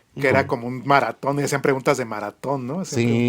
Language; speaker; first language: Spanish; native; Spanish